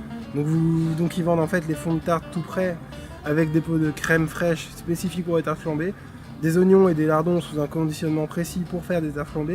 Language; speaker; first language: French; native; French